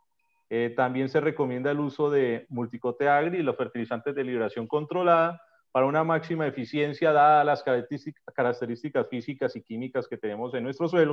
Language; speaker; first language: Spanish; native; Spanish